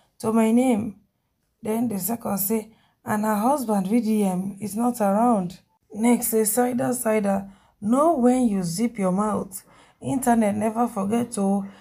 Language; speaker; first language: Nigerian Pidgin; native; Nigerian Pidgin